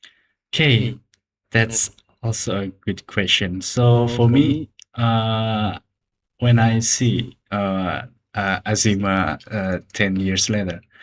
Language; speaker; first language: English; non-native, learner; Indonesian